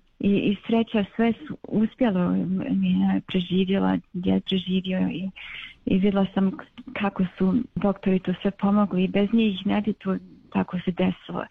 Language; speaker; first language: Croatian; early bilingual, other home language; Bosnian